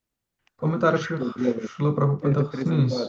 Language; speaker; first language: Russian; non-native, local second language; Georgian